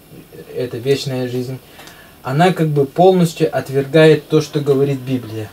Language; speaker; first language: Russian; native; Russian